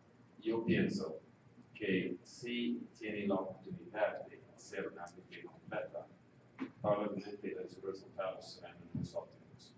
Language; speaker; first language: Spanish; non-native, fluent; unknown